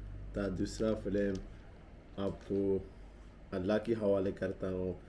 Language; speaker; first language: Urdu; non-native, local second language; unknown